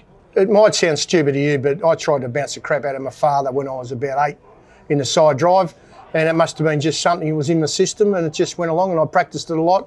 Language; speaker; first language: English; native; English